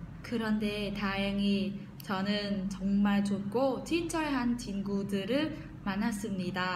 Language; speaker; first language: Korean; non-native, fluent; Vietnamese